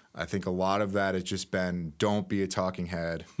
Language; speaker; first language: English; native; English